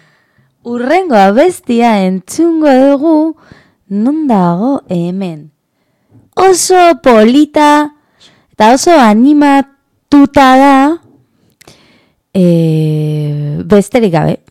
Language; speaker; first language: Basque; non-native, learner; Spanish